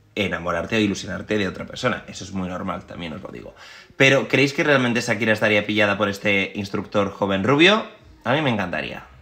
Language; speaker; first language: Spanish; native; Spanish